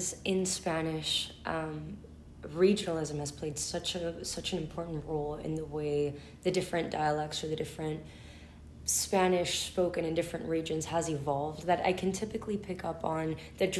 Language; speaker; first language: English; non-native, fluent; Spanish